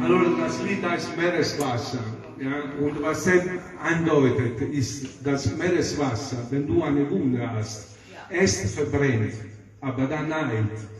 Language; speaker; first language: German; non-native, fluent; Italian